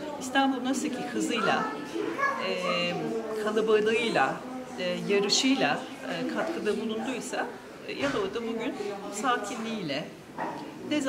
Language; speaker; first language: Turkish; native; Turkish